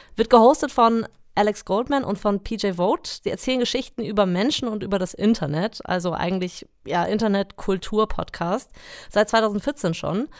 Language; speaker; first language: German; native; German